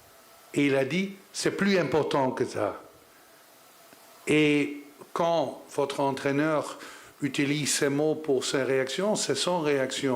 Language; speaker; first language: French; non-native, learner; Dutch